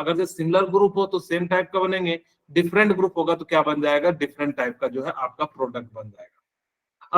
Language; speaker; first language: Hindi; native; Hindi